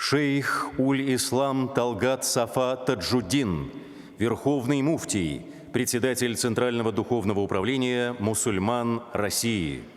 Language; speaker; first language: Russian; native; Russian